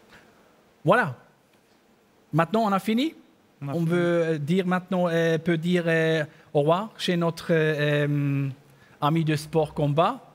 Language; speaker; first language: French; non-native, learner; German